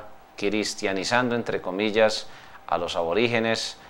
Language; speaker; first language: Spanish; native; Spanish